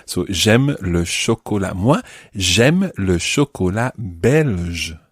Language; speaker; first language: French; non-native, fluent; English